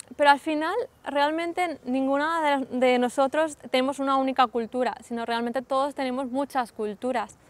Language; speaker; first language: Spanish; early bilingual, other home language; Sindhi